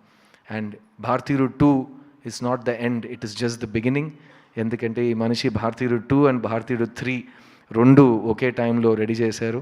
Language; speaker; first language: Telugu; native; Telugu